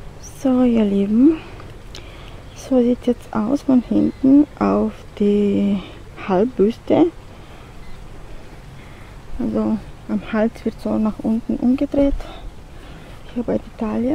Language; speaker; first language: German; non-native, fluent; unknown